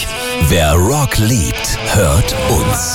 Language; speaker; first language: German; native; German